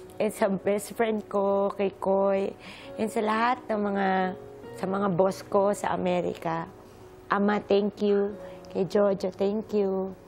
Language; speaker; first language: Filipino; native; Filipino